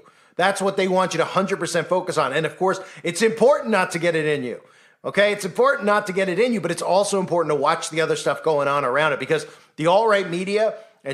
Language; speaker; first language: English; native; English